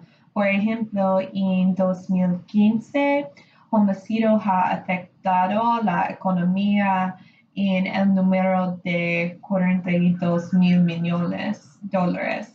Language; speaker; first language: Spanish; non-native, learner; English